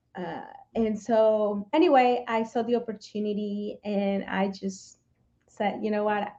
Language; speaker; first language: English; non-native, fluent; Spanish